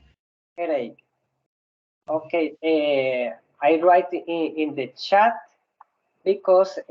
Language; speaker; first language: English; non-native, learner; Spanish